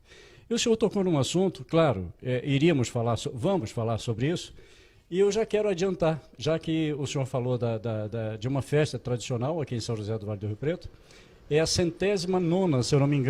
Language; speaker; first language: Portuguese; native; Portuguese